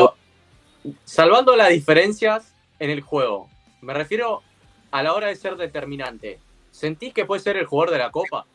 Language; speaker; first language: Spanish; native; Spanish